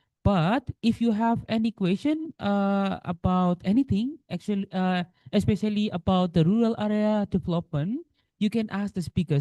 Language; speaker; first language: English; non-native, local second language; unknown